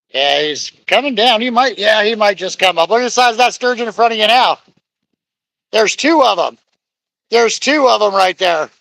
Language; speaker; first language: English; native; English